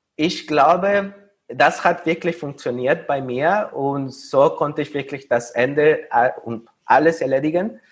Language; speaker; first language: German; non-native, fluent; Spanish